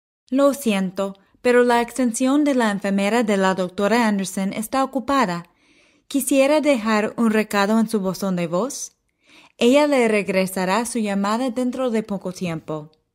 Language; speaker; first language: Spanish; non-native, fluent; English